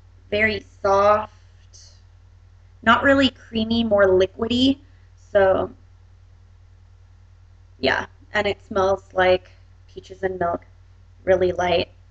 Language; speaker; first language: English; native; English